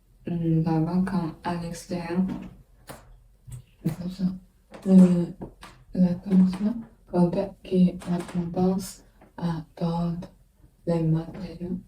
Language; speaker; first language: French; non-native, learner; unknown